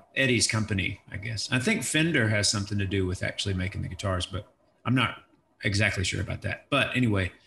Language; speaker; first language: English; native; English